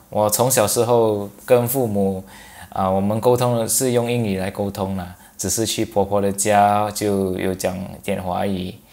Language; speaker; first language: Chinese; non-native, local second language; English